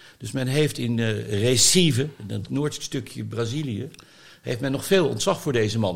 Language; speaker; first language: Dutch; native; Dutch